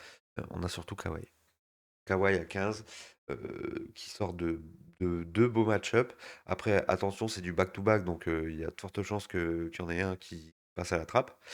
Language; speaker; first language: French; native; French